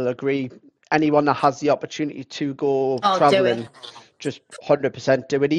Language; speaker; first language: English; native; English